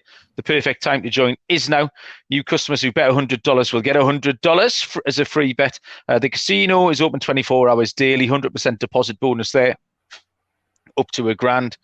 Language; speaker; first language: English; native; English